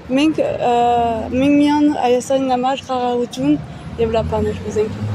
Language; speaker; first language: Armenian; early bilingual, heritage; Armenian